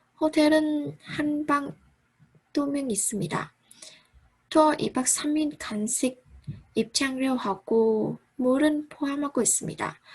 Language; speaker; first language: Korean; non-native, learner; Vietnamese